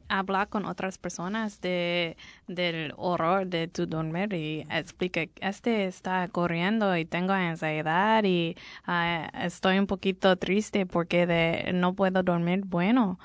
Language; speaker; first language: Spanish; non-native, learner; English